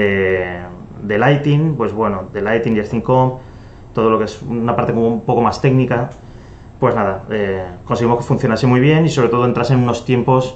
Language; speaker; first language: Spanish; native; Spanish